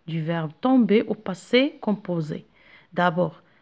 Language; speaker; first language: French; non-native, local second language; Arabic